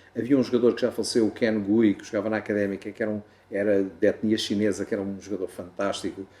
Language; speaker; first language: Portuguese; native; Portuguese